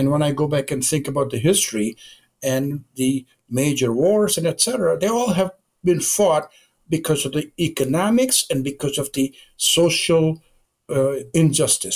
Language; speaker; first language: English; non-native, local second language; Gujarati